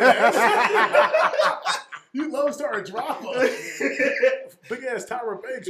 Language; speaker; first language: English; native; English